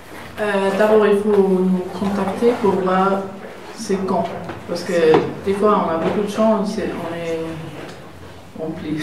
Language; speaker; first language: French; non-native, learner; German